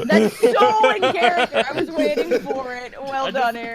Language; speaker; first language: English; native; English